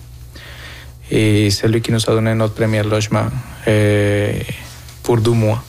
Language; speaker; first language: French; non-native, fluent; Spanish